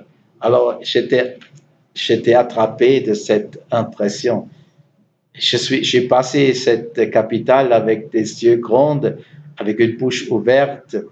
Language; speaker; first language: French; non-native, learner; German